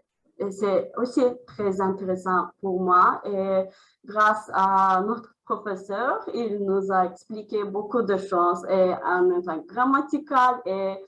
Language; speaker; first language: French; non-native, learner; Azerbaijani